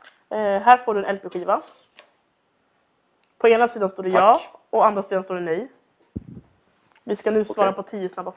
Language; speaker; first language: Swedish; native; Swedish